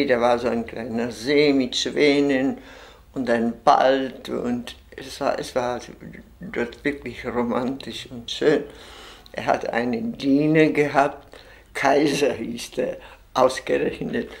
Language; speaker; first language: German; non-native, fluent; Czech